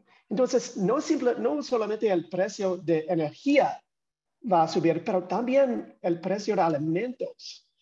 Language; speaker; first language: Spanish; non-native, fluent; English